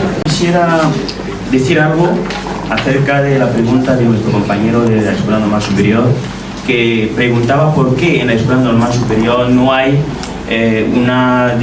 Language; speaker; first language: Spanish; non-native, fluent; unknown